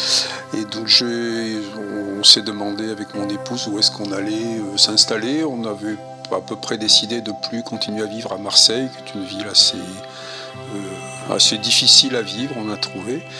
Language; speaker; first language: French; native; French